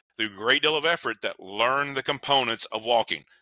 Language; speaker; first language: English; native; English